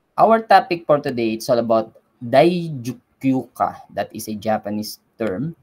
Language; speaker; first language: English; non-native, local second language; Filipino